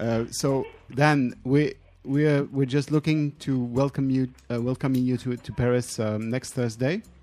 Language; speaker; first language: English; non-native, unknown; French